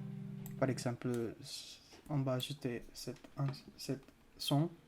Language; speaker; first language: French; non-native, fluent; Spanish